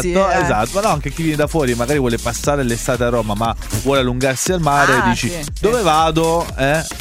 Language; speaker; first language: Italian; native; Italian